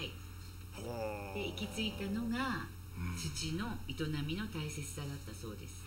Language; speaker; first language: Japanese; native; Japanese